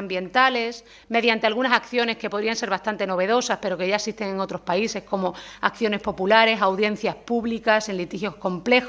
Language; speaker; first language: Spanish; native; Spanish